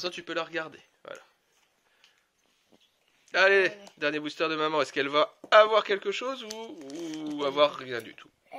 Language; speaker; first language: French; native; French